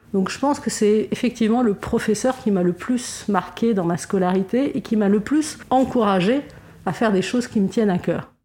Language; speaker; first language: French; non-native, local second language; Arabic